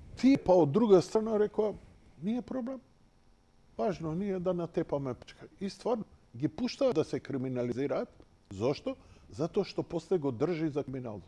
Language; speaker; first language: Macedonian; native; Macedonian